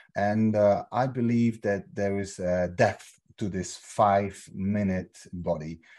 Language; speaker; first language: English; non-native, fluent; Polish